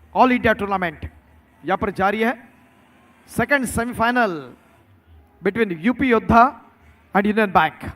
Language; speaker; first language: Hindi; non-native, local second language; Marathi